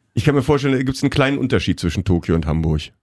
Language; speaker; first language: German; native; German